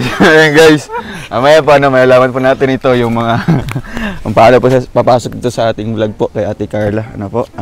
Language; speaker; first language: Filipino; non-native, local second language; Cebuano